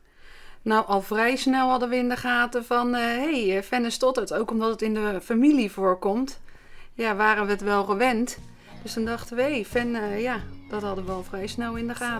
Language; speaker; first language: Dutch; native; Dutch